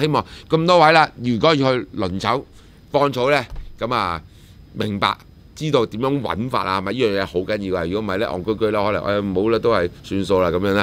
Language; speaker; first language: Cantonese; native; Cantonese